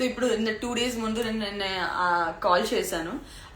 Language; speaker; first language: Telugu; non-native, learner; Gujarati